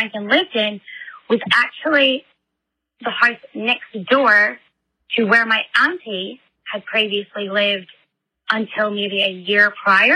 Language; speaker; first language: English; native; English